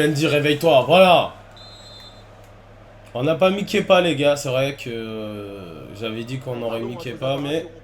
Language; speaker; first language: French; native; French